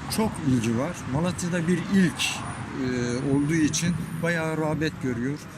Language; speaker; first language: Turkish; native; Turkish